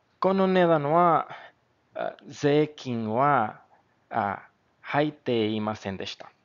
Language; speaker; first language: Japanese; non-native, learner; Spanish